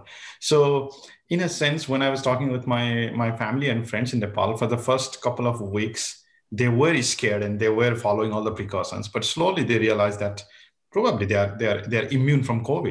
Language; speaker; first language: English; non-native, local second language; Nepali